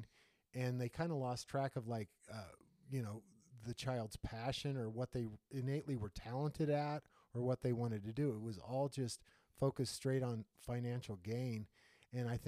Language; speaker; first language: English; native; English